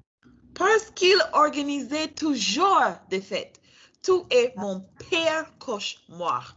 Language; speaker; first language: French; non-native, learner; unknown